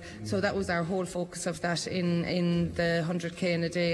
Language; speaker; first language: English; native; English